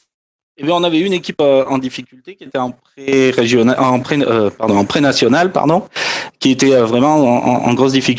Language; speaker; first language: French; native; French